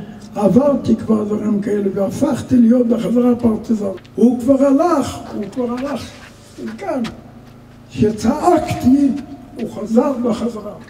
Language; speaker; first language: Hebrew; non-native, fluent; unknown